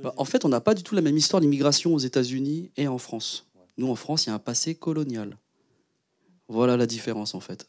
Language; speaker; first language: French; early bilingual, other home language; Vietnamese